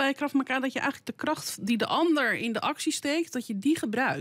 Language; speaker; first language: Dutch; native; Dutch